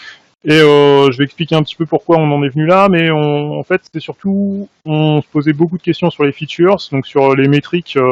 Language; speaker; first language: French; native; French